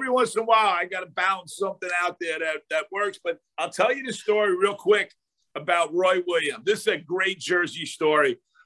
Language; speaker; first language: English; native; English